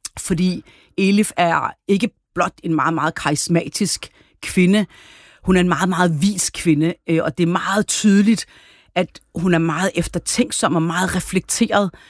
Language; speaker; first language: Danish; early bilingual, other home language; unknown